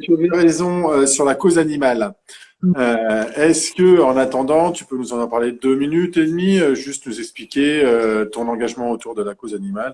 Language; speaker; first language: French; native; French